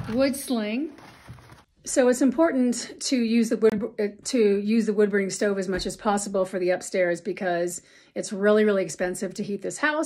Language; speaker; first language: English; native; English